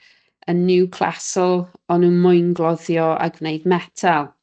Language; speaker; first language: Welsh; native; Welsh